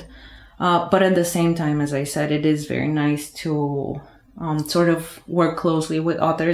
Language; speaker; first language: English; non-native, fluent; Bulgarian